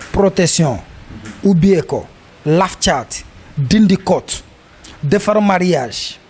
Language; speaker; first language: Wolof; non-native, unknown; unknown